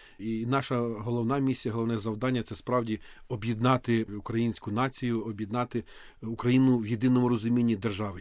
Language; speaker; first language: Ukrainian; native; Ukrainian